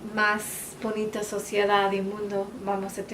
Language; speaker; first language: Spanish; non-native, fluent; English